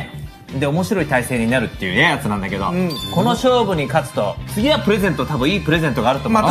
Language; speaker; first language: Japanese; native; Japanese